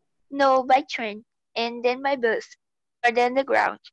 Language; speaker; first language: English; non-native, learner; Portuguese